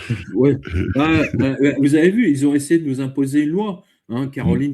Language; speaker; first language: French; native; French